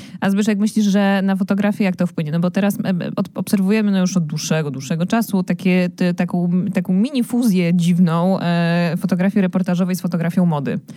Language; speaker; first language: Polish; native; Polish